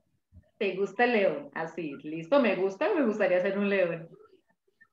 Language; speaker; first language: Spanish; native; Spanish